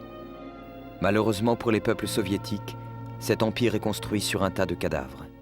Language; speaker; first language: French; native; French